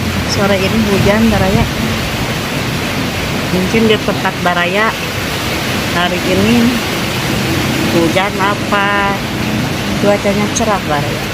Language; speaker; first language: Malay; non-native, local second language; Sundanese